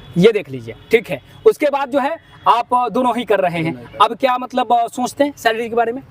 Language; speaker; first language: Hindi; native; Hindi